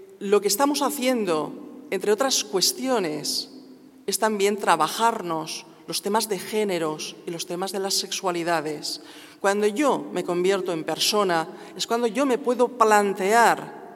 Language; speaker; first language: Spanish; non-native, local second language; Catalan